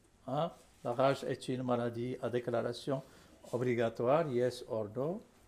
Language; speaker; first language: French; non-native, local second language; Arabic